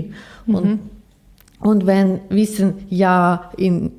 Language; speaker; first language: German; non-native, learner; Ukrainian